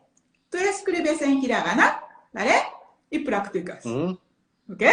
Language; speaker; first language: Spanish; non-native, learner; Japanese